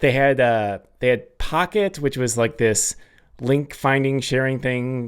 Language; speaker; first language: English; native; English